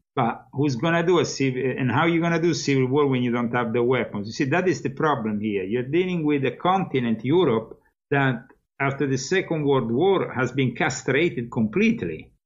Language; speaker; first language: English; non-native, fluent; Italian